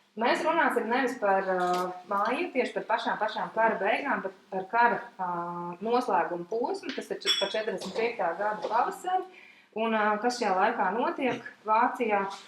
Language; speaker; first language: Latvian; native; Latvian